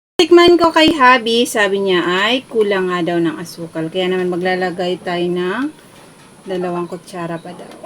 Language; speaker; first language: Filipino; non-native, local second language; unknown